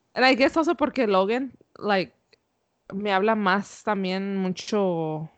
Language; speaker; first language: Spanish; early bilingual, heritage; Spanish